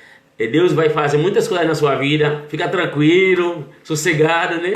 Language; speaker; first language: Portuguese; non-native, learner; Haitian Creole